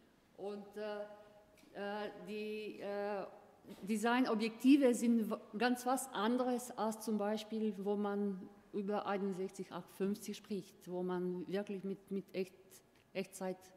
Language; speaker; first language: German; non-native, fluent; Croatian